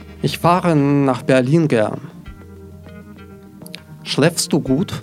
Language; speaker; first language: German; non-native, fluent; Russian